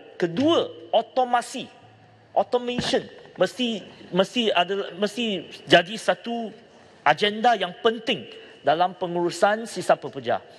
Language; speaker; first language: Malay; non-native, local second language; Chinese